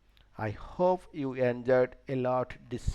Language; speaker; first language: English; non-native, fluent; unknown